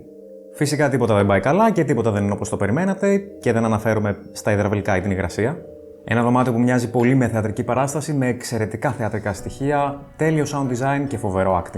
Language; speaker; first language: Greek; native; Greek